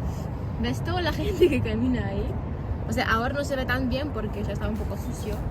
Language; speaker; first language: Spanish; non-native, fluent; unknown